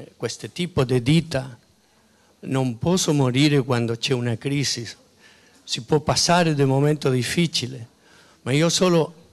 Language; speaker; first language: Italian; non-native, fluent; Spanish